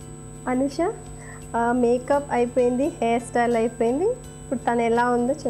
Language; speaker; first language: Telugu; native; Telugu